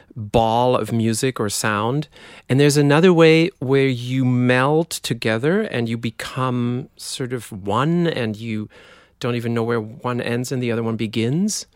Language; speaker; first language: English; non-native, fluent; German